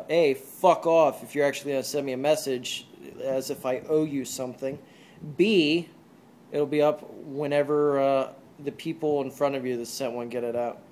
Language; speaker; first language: English; native; English